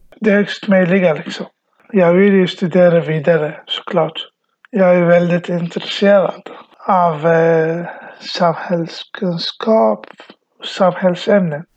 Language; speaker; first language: Swedish; early bilingual, other home language; Arabic